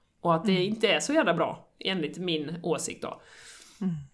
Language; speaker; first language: Swedish; native; Swedish